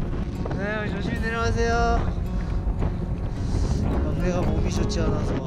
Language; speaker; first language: Korean; native; Korean